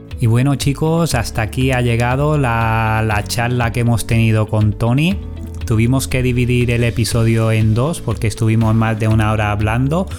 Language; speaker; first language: Spanish; native; Spanish